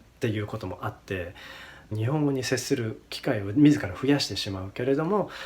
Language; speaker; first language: Japanese; native; Japanese